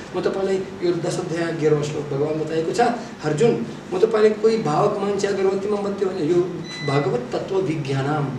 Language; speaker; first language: Nepali; non-native, fluent; Russian